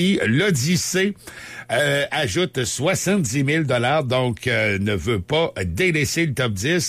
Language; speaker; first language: French; native; French